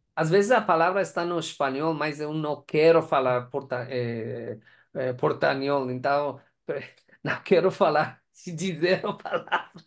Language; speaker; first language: Portuguese; non-native, learner; Persian